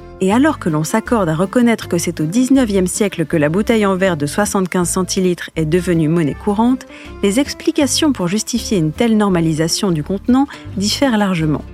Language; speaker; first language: French; native; French